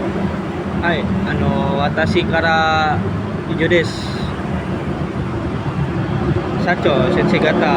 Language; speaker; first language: Japanese; non-native, learner; Indonesian